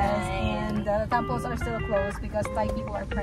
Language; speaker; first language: English; non-native, local second language; Filipino